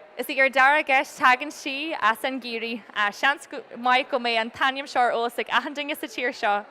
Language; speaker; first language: Irish; native; Irish